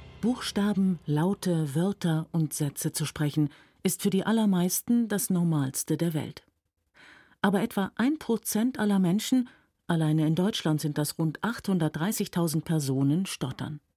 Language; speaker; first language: German; native; German